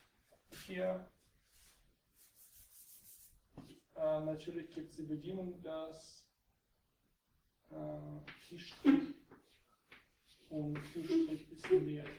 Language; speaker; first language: German; non-native, fluent; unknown